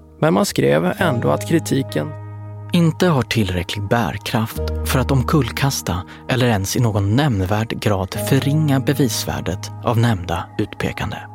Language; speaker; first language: Swedish; native; Swedish